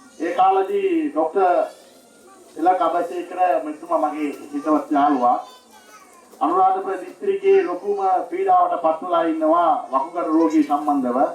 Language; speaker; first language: Sinhala; non-native, local second language; Tamil